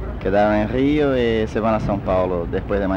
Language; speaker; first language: Spanish; non-native, local second language; Portuguese